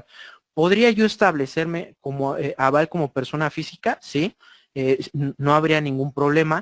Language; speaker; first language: Spanish; native; Spanish